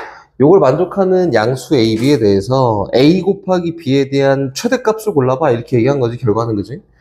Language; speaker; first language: Korean; native; Korean